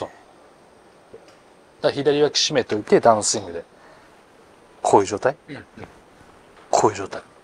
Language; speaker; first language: Japanese; native; Japanese